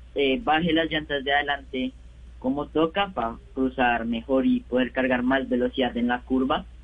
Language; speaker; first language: Spanish; native; Spanish